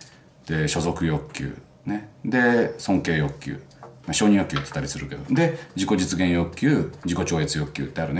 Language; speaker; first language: Japanese; native; Japanese